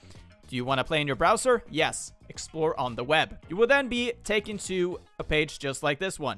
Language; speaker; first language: English; non-native, fluent; Swedish